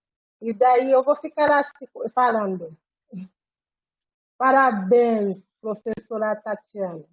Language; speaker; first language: Portuguese; non-native, fluent; Haitian Creole